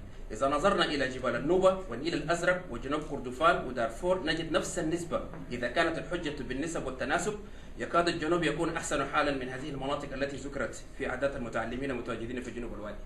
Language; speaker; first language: Arabic; non-native, local second language; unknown